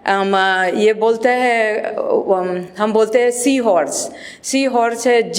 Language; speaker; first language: Hindi; non-native, local second language; Marathi